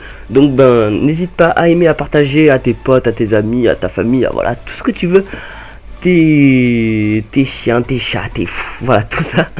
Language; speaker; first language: French; native; French